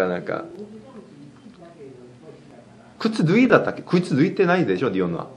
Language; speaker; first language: Japanese; non-native, fluent; Korean